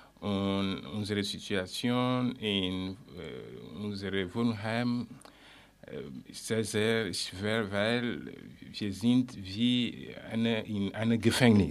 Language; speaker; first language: German; non-native, learner; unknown